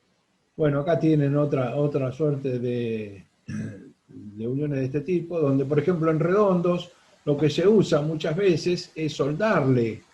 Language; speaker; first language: Spanish; native; Spanish